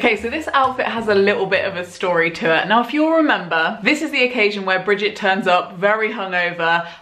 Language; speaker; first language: English; native; English